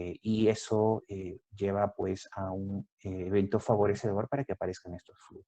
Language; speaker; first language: Spanish; native; Spanish